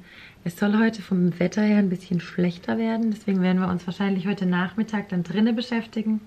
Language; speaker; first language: German; native; German